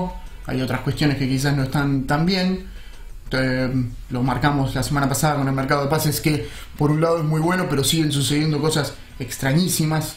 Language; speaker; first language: Spanish; native; Spanish